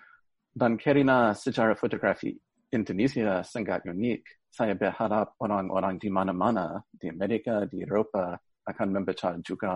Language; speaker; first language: Indonesian; non-native, learner; English